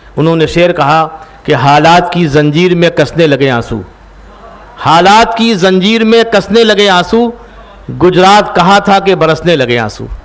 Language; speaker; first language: Urdu; native; Urdu